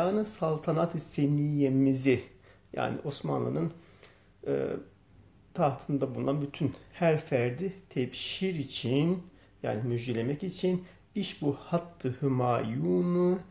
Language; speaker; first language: Turkish; native; Turkish